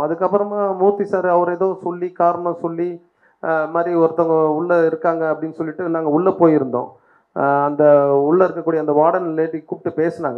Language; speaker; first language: Tamil; native; Tamil